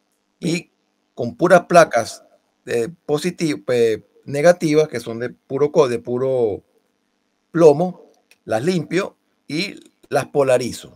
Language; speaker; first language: Spanish; native; Spanish